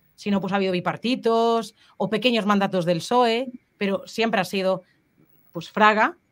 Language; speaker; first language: Spanish; native; Spanish